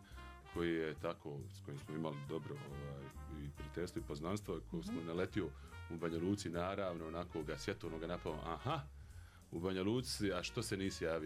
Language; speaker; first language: Serbian; native; Serbian